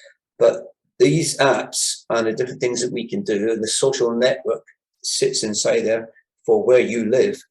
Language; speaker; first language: English; native; English